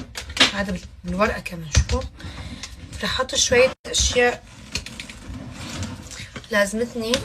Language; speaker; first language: Arabic; native; Arabic